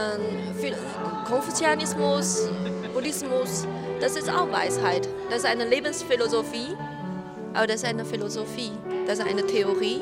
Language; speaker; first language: German; non-native, fluent; Chinese